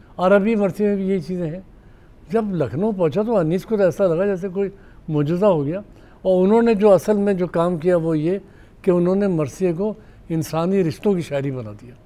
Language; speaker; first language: Urdu; native; Urdu